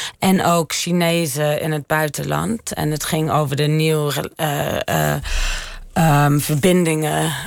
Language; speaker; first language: Dutch; early bilingual, heritage; Dutch